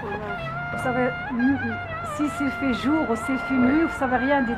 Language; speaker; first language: French; native; French